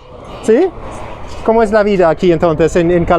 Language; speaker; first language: Spanish; non-native, learner; German